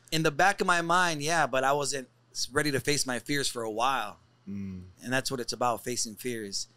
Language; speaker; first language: English; native; English